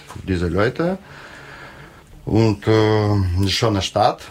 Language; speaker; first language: German; non-native, learner; Russian